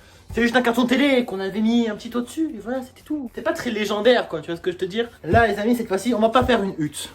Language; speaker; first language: French; native; French